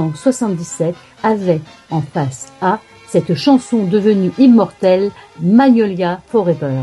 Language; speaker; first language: French; native; French